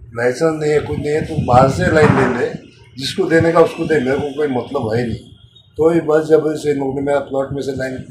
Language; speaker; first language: Hindi; non-native, local second language; Gujarati